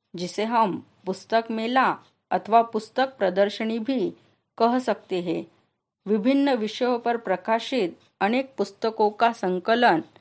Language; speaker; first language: Hindi; non-native, local second language; Marathi